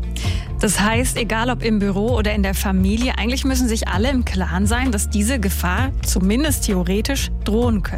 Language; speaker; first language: German; native; German